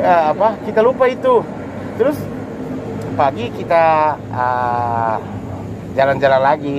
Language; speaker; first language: Indonesian; non-native, learner; Japanese